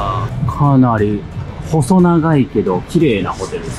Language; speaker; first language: Japanese; native; Japanese